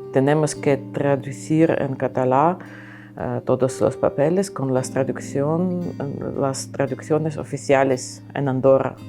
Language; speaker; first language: Spanish; non-native, learner; Ukrainian